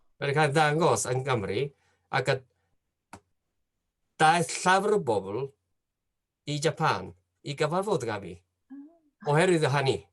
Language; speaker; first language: Welsh; non-native, fluent; Japanese